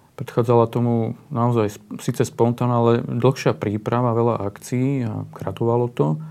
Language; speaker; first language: Slovak; native; Slovak